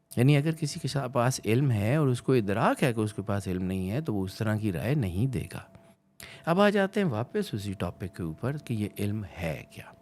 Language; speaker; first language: Urdu; non-native, local second language; Punjabi